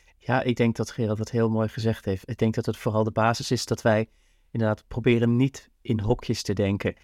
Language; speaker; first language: Dutch; native; Dutch